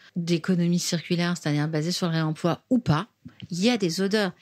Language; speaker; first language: French; native; French